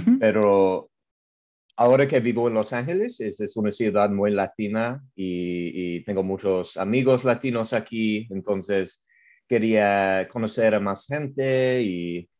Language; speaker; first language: Spanish; non-native, learner; English